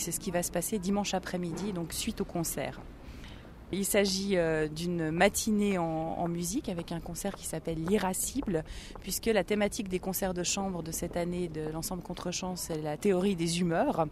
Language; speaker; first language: French; native; French